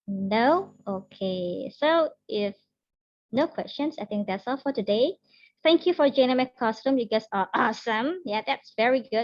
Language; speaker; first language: English; non-native, learner; Indonesian